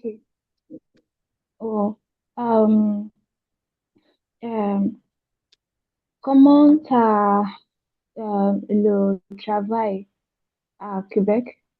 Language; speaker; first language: French; non-native, learner; Yoruba